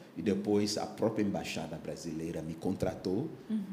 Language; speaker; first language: Portuguese; non-native, fluent; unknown